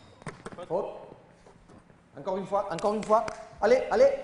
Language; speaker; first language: French; non-native, learner; Spanish